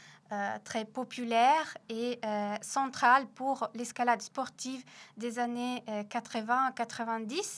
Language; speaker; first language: French; non-native, fluent; Italian